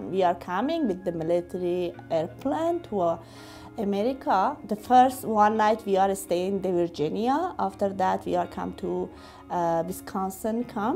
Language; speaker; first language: English; non-native, learner; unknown